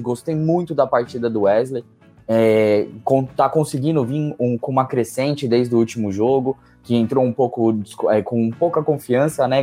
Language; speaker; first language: Portuguese; native; Portuguese